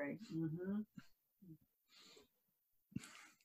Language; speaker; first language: English; non-native, fluent; Portuguese